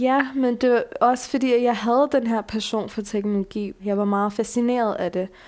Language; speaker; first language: Danish; early bilingual, other home language; Bulgarian